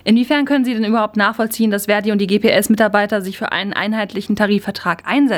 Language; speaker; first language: German; native; German